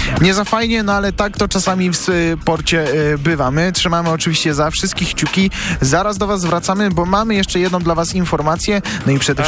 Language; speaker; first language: Polish; native; Polish